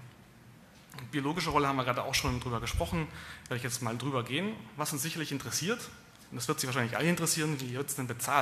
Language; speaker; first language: German; native; German